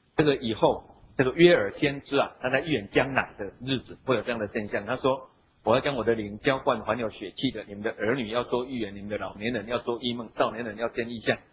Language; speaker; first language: Chinese; native; Chinese